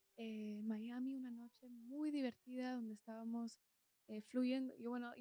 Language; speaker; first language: Spanish; early bilingual, heritage; Spanish